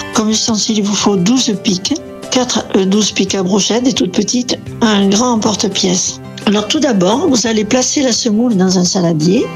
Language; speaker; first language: French; native; French